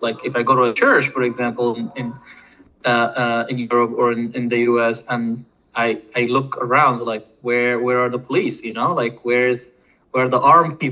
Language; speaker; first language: English; non-native, fluent; Arabic